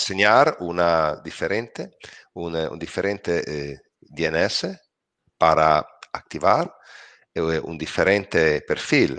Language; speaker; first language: Spanish; non-native, learner; Italian